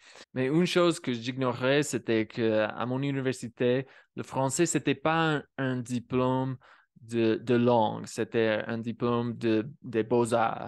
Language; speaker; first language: French; non-native, fluent; English